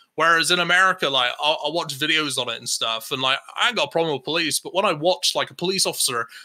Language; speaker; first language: English; native; English